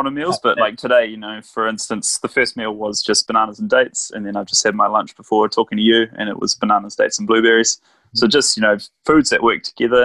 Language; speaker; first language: English; native; English